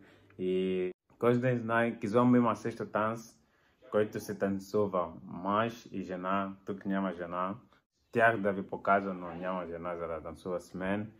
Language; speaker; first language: Bulgarian; non-native, learner; Portuguese